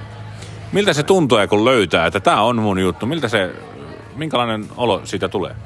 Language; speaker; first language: Finnish; native; Finnish